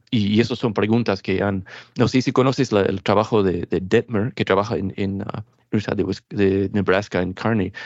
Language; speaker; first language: Spanish; non-native, fluent; English